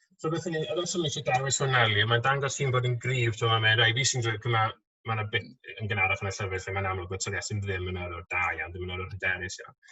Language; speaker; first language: Welsh; native; Welsh